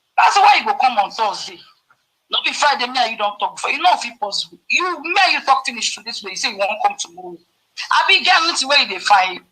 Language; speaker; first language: Nigerian Pidgin; non-native, local second language; Yoruba